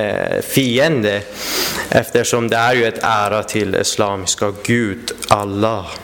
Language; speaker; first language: Swedish; non-native, fluent; Persian